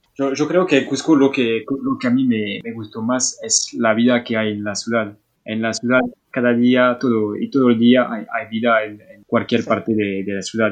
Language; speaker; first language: Spanish; non-native, learner; French